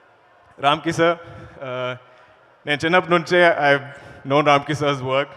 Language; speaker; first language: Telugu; non-native, learner; Malayalam